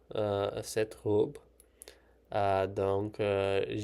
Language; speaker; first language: French; non-native, learner; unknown